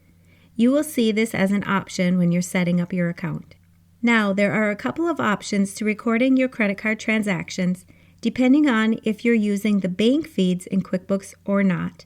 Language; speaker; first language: English; native; English